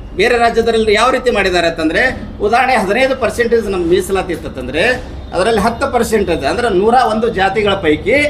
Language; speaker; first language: Kannada; non-native, local second language; Lambadi